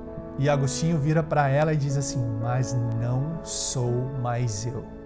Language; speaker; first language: Portuguese; native; Portuguese